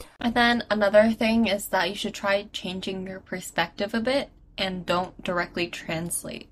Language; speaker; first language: English; early bilingual, other home language; Chinese